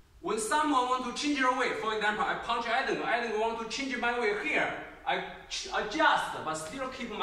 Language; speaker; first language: English; non-native, learner; Chinese